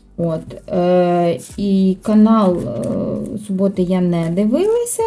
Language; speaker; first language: Ukrainian; non-native, local second language; Russian